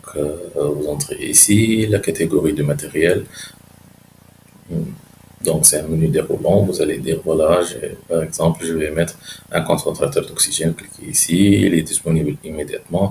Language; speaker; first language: French; non-native, local second language; Arabic